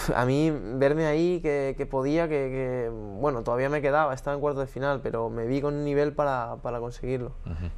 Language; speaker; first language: Spanish; native; Spanish